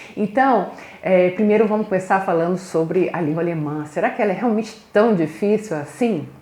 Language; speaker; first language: Portuguese; native; Portuguese